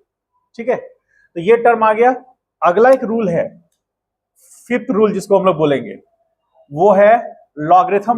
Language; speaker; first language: Hindi; native; Hindi